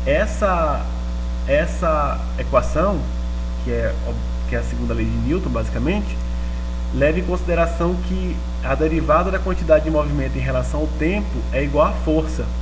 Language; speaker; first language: Portuguese; native; Portuguese